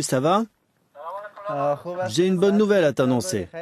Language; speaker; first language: French; non-native, fluent; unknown